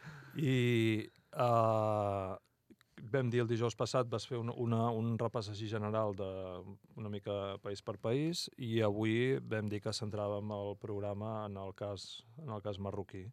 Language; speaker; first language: Catalan; native; Catalan